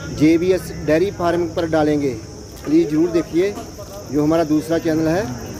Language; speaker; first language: Hindi; non-native, local second language; Punjabi